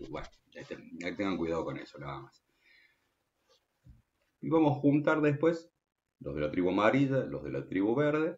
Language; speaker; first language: Spanish; native; Spanish